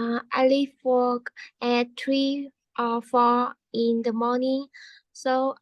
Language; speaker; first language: English; non-native, learner; Vietnamese